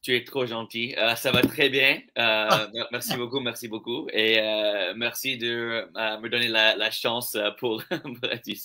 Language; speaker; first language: French; non-native, local second language; English